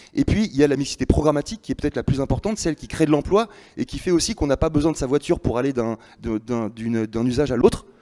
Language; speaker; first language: French; native; French